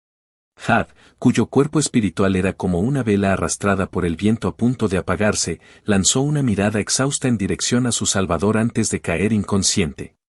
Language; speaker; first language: Spanish; native; Spanish